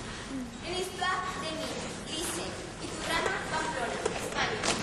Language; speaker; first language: French; non-native, learner; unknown